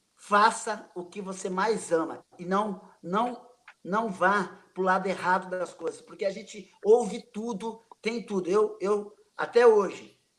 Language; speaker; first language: Portuguese; native; Portuguese